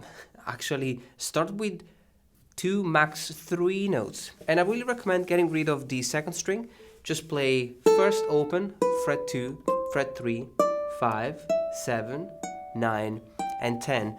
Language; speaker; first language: English; non-native, fluent; Italian